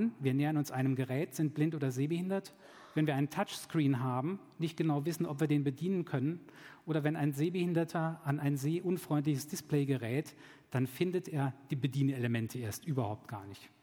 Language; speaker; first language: German; native; German